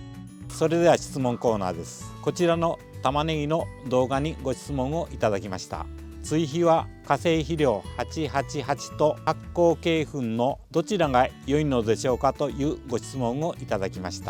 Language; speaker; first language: Japanese; native; Japanese